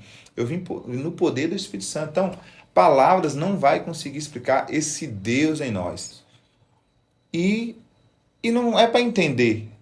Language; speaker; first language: Portuguese; native; Portuguese